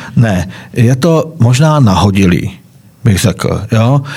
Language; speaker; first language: Czech; native; Czech